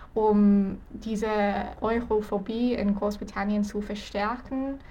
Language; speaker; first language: German; non-native, fluent; English